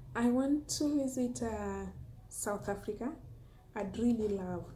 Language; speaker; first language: English; non-native, local second language; Luo (Kenya and Tanzania)